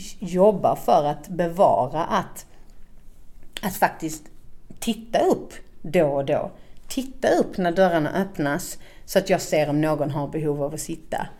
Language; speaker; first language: Swedish; native; Swedish